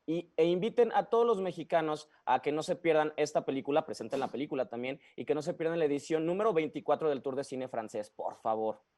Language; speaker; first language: Spanish; native; Spanish